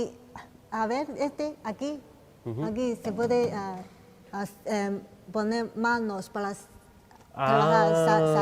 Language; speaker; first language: Spanish; non-native, learner; Chinese